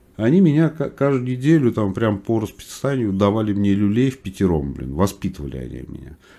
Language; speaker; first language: Russian; non-native, local second language; Uzbek